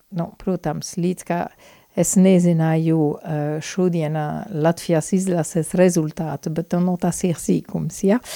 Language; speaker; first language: Latvian; non-native, fluent; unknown